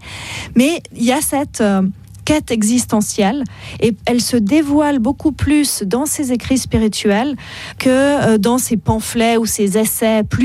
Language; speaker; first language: French; native; French